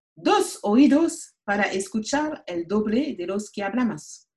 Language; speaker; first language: Spanish; non-native, fluent; French